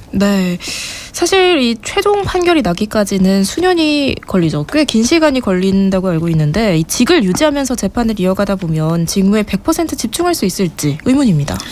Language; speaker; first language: Korean; native; Korean